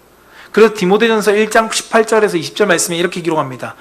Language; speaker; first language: Korean; native; Korean